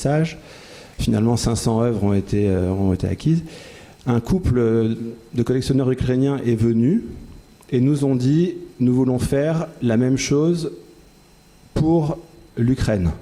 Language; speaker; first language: French; native; French